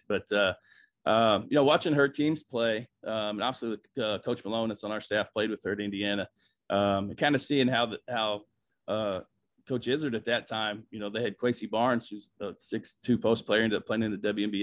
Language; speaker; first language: English; native; English